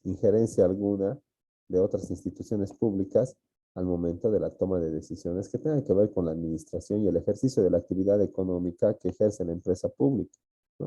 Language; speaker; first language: Spanish; native; Spanish